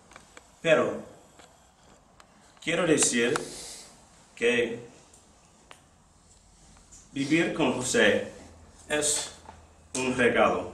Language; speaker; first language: Spanish; non-native, fluent; English